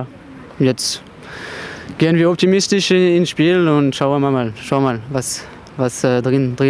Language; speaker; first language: German; non-native, fluent; French